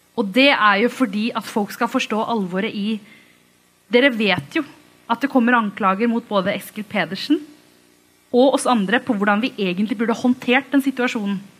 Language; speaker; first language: Norwegian; early bilingual, other home language; Tamil